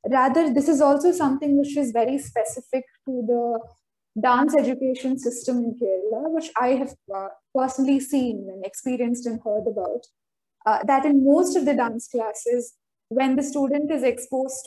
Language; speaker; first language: English; non-native, local second language; Malayalam